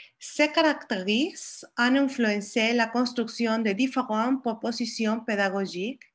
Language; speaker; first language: French; non-native, learner; Spanish